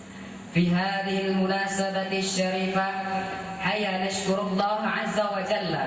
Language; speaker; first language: Arabic; non-native, learner; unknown